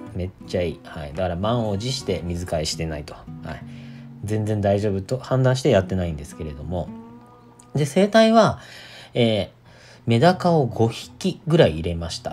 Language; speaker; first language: Japanese; native; Japanese